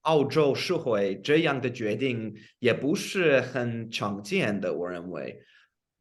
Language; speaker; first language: Chinese; non-native, fluent; English